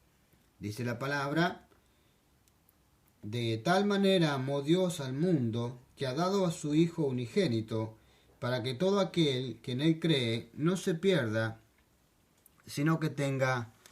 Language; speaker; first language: Spanish; non-native, fluent; French